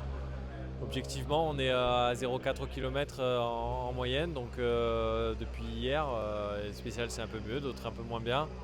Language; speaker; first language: French; native; French